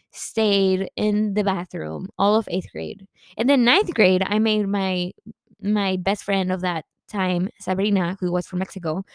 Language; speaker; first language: English; early bilingual, other home language; Spanish